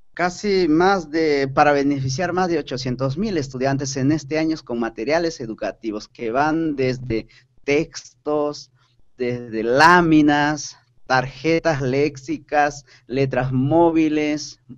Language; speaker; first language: Spanish; non-native, local second language; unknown